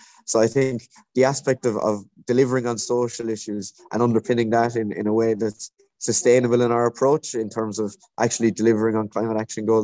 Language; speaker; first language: English; native; English